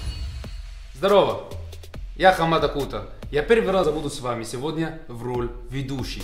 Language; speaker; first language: Russian; non-native, learner; Japanese